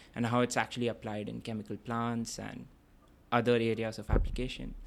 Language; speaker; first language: English; non-native, local second language; Bangla